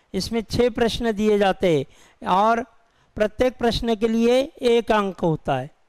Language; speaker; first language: Hindi; non-native, local second language; Urdu